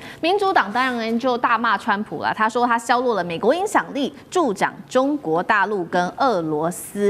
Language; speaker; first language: Chinese; native; Chinese